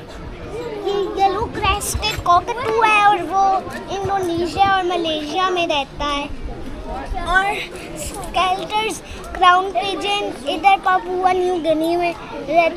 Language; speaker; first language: Hindi; early bilingual, heritage; Urdu